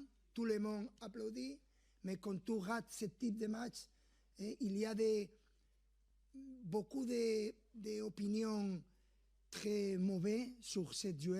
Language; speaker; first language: French; non-native, fluent; Spanish